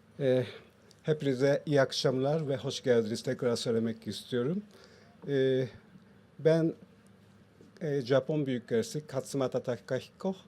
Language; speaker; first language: Turkish; non-native, fluent; Japanese